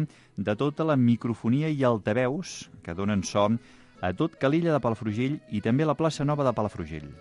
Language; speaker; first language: Catalan; native; Catalan